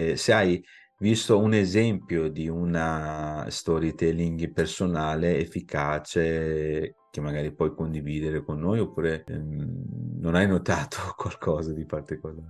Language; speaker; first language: Italian; non-native, fluent; Persian